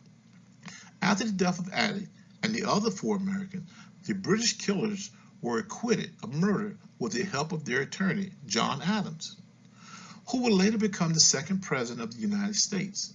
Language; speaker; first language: English; native; English